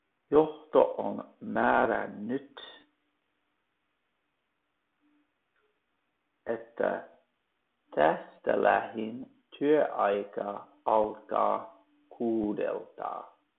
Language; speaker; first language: Finnish; non-native, learner; English